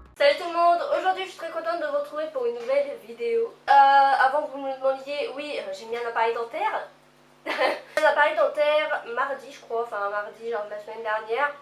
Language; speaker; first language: French; native; French